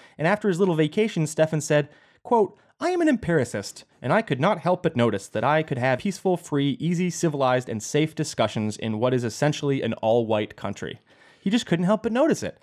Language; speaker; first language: English; native; English